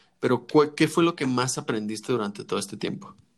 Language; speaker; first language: Spanish; native; Spanish